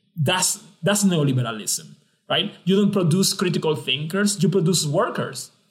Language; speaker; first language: English; non-native, fluent; Spanish